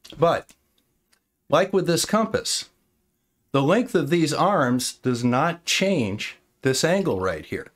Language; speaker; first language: English; native; English